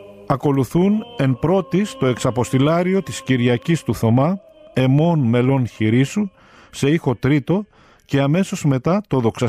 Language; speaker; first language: Greek; native; Greek